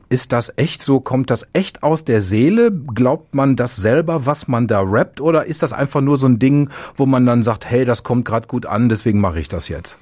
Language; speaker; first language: German; native; German